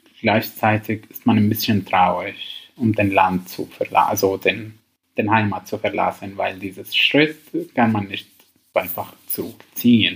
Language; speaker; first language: German; non-native, learner; Arabic